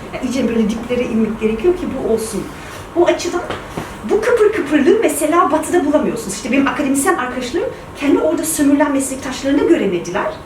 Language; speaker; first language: Turkish; early bilingual, heritage; Turkish